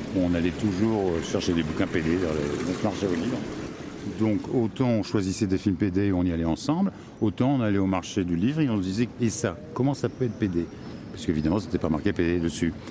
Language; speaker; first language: French; native; French